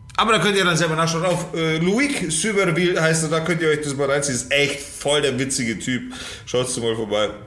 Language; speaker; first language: German; early bilingual, other home language; Polish